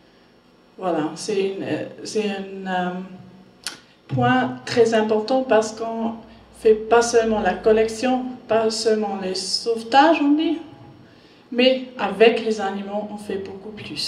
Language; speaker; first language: French; non-native, learner; German